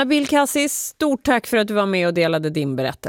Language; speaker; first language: Swedish; native; Swedish